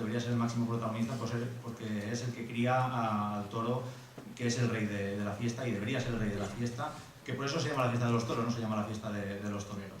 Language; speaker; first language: Spanish; native; Spanish